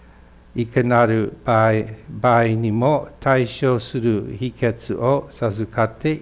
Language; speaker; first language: Japanese; non-native, fluent; English